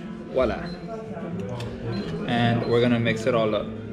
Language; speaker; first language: English; native; English